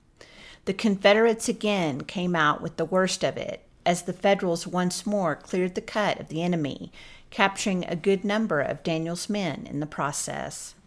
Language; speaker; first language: English; native; English